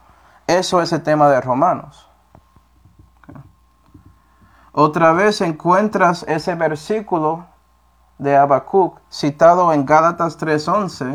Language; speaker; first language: Spanish; non-native, fluent; English